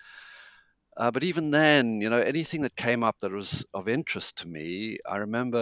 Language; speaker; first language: English; native; English